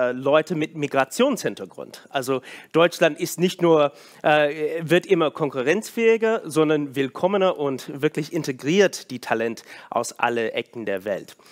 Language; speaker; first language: German; non-native, fluent; English